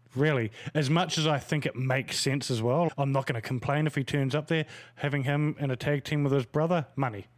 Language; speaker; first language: English; native; English